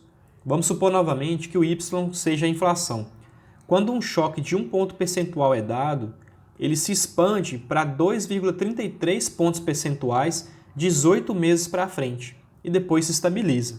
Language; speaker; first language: Portuguese; native; Portuguese